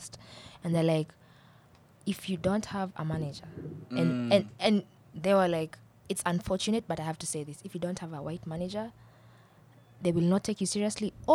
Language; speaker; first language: English; non-native, local second language; Swahili